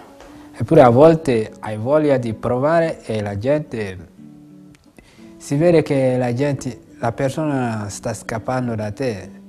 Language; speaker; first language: Italian; non-native, fluent; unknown